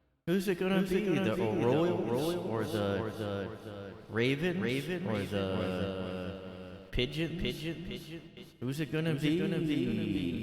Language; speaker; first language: English; native; English